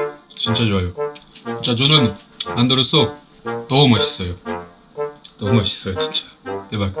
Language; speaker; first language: Korean; non-native, learner; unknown